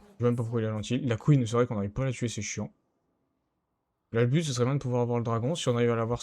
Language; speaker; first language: French; native; French